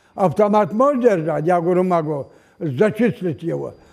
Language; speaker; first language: Russian; non-native, local second language; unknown